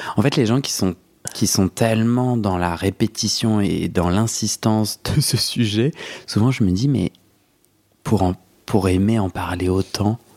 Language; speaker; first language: French; native; French